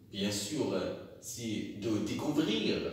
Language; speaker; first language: French; non-native, local second language; Arabic